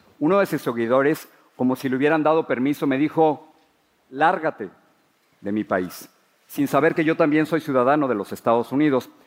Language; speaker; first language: Spanish; native; Spanish